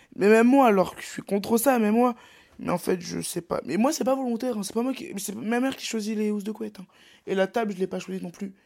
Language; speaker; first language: French; native; French